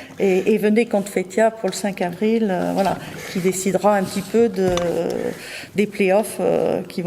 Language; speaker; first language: French; native; French